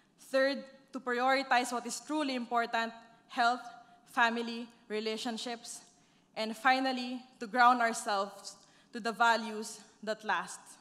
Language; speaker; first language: English; non-native, local second language; Filipino